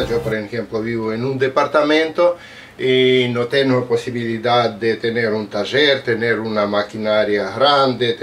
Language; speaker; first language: Spanish; non-native, learner; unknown